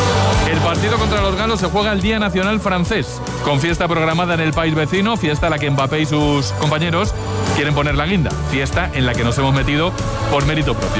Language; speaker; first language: Spanish; native; Spanish